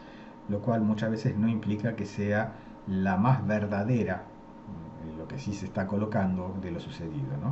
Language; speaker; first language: Spanish; native; Spanish